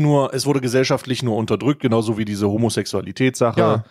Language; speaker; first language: German; native; German